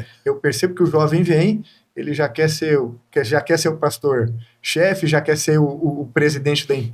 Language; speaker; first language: Portuguese; native; Portuguese